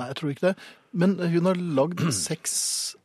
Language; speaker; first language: Norwegian; native; Norwegian